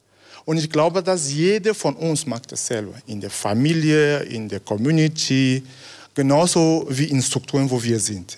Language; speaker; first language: German; non-native, fluent; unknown